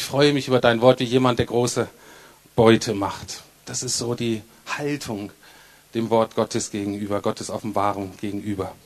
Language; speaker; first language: German; native; German